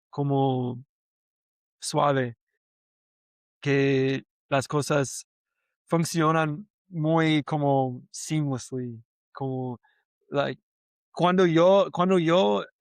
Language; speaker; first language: Spanish; non-native, learner; English